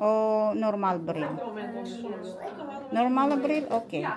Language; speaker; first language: Dutch; non-native, learner; Filipino